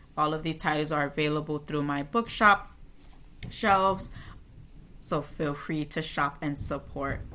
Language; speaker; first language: English; native; English